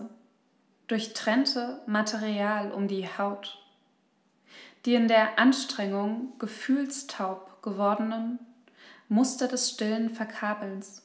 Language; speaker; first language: German; native; German